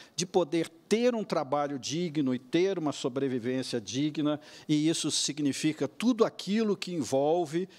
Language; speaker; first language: Portuguese; native; Portuguese